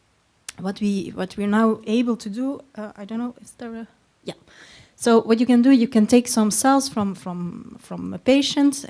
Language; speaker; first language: English; non-native, fluent; Dutch